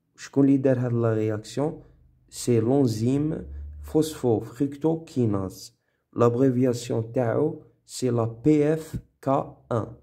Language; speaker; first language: French; non-native, local second language; Arabic